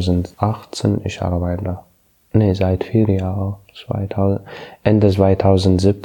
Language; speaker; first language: German; non-native, learner; Arabic